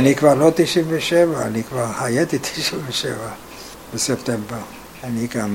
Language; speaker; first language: Hebrew; non-native, fluent; German